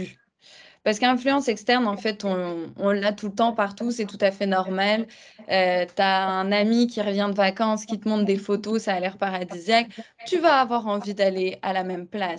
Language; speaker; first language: French; native; French